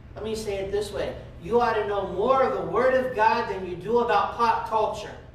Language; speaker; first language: English; native; English